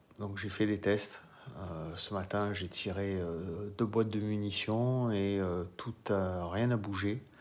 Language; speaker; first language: French; native; French